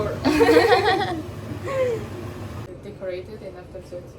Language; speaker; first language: English; non-native, learner; Uzbek